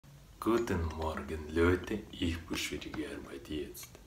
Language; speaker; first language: German; non-native, learner; Russian